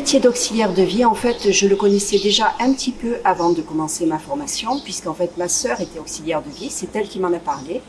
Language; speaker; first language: French; native; French